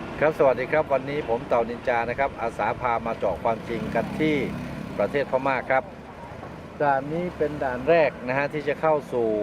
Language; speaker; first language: Thai; native; Thai